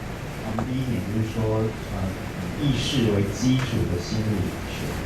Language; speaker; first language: Chinese; native; Chinese